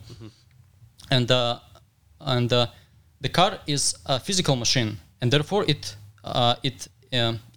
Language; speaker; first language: English; non-native, fluent; Russian